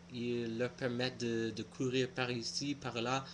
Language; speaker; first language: French; non-native, fluent; English